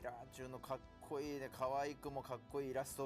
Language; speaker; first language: Japanese; native; Japanese